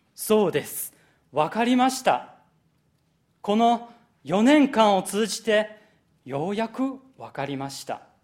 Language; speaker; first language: Japanese; non-native, fluent; Chinese